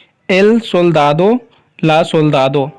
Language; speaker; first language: Spanish; non-native, learner; Hindi